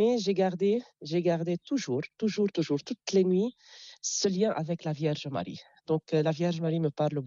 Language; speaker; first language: French; non-native, local second language; Arabic